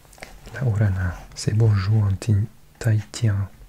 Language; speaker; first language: French; non-native, learner; English